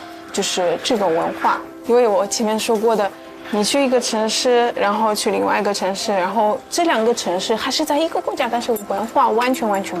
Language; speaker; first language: Chinese; non-native, fluent; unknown